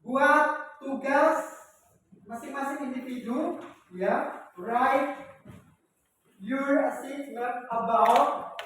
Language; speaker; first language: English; non-native, learner; Indonesian